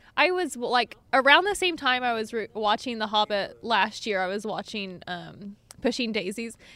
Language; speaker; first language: English; native; English